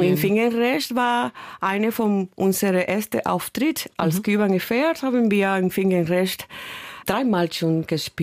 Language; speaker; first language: German; non-native, learner; Spanish